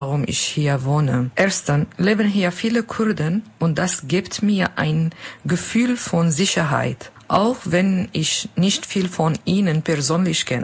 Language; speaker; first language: German; non-native, learner; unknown